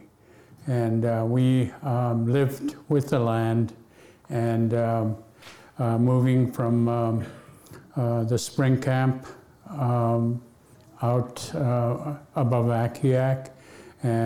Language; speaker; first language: English; early bilingual, other home language; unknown